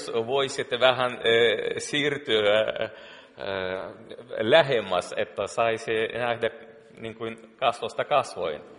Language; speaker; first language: Finnish; non-native, fluent; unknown